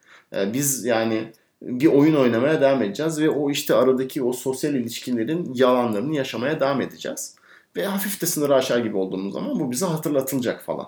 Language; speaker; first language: Turkish; native; Turkish